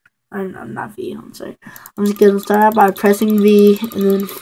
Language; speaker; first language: English; native; English